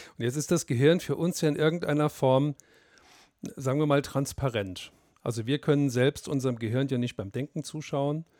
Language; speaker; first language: German; native; German